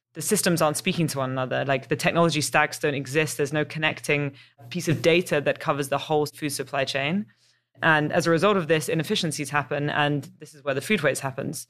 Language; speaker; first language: English; native; English